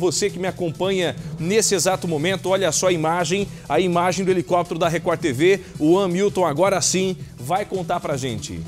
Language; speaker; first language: Portuguese; native; Portuguese